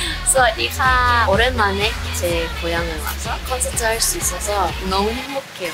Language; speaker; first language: Korean; non-native, fluent; Thai